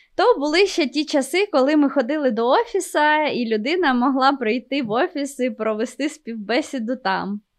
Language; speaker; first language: Ukrainian; non-native, local second language; Russian